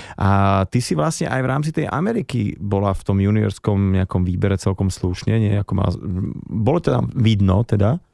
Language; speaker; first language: Slovak; native; Slovak